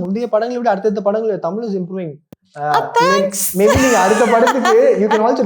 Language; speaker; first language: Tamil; native; Tamil